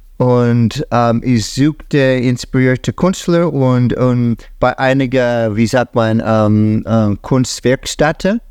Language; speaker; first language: German; non-native, fluent; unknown